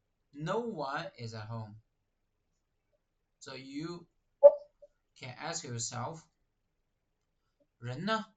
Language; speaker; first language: English; non-native, fluent; Chinese